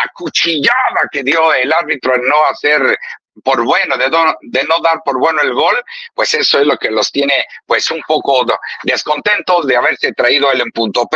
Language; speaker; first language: Spanish; native; Spanish